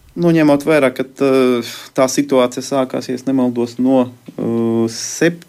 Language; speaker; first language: Latvian; non-native, local second language; Russian